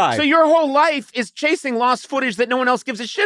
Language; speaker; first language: English; native; English